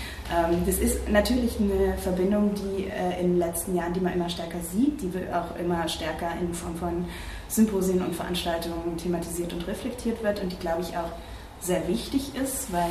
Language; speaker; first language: German; native; German